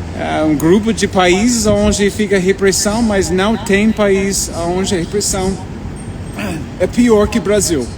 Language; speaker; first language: Portuguese; non-native, fluent; English